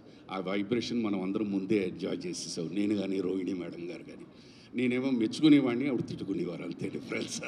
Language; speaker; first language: Telugu; native; Telugu